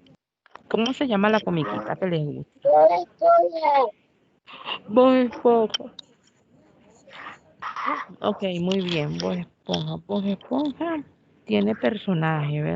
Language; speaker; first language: Spanish; native; Spanish